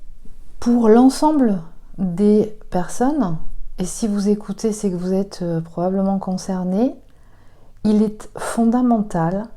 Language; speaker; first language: French; native; French